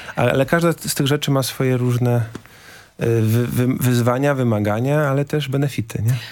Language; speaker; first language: Polish; native; Polish